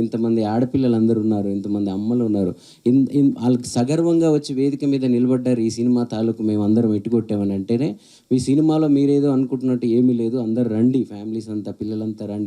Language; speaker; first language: Telugu; native; Telugu